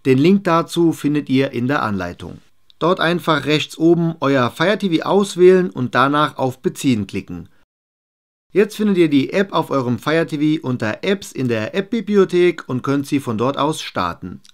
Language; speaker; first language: German; native; German